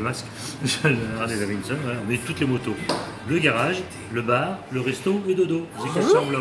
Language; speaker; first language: French; native; French